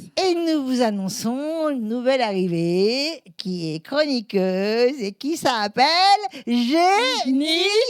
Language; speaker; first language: French; native; French